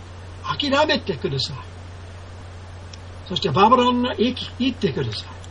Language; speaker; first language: Japanese; non-native, fluent; English